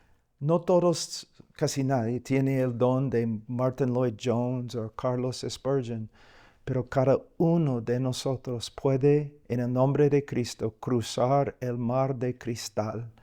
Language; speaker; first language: Spanish; non-native, fluent; English